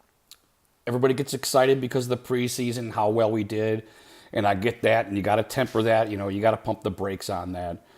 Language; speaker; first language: English; native; English